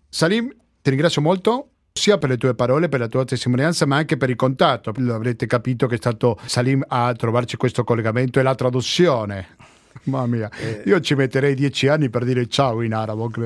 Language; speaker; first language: Italian; non-native, fluent; Spanish